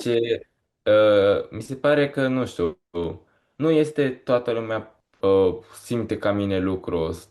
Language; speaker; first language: Romanian; early bilingual, heritage; Romanian